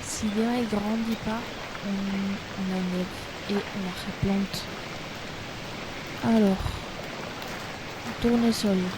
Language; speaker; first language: French; non-native, fluent; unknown